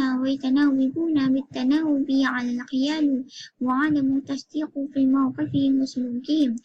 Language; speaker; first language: Arabic; non-native, learner; Malay